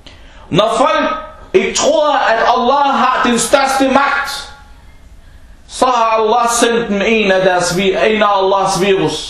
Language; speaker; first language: Danish; non-native, local second language; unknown